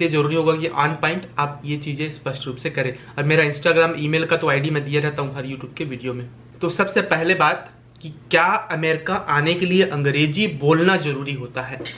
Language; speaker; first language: Hindi; native; Hindi